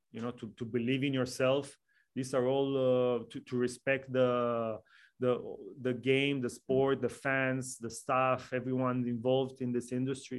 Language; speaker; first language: English; non-native, fluent; Romanian